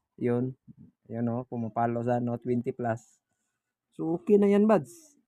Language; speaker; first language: Filipino; native; Filipino